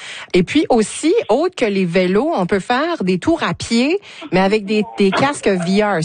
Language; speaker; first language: French; native; French